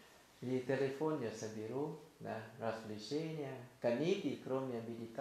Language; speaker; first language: Russian; non-native, learner; Thai